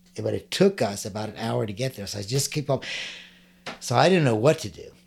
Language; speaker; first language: English; native; English